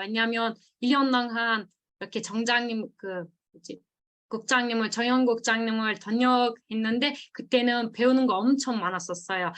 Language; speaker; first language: Korean; non-native, fluent; Turkish